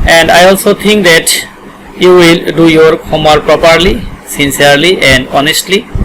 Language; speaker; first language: English; non-native, local second language; Bangla